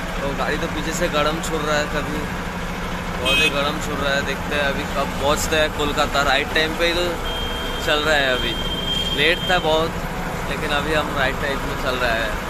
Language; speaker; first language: Hindi; non-native, local second language; Bangla